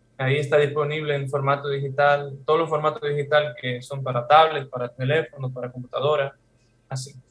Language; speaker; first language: Spanish; non-native, fluent; Russian